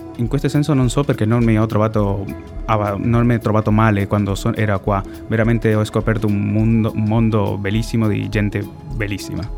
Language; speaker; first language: Italian; non-native, learner; Spanish